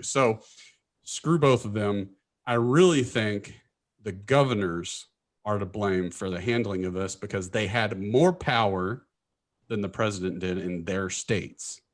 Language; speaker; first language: English; native; English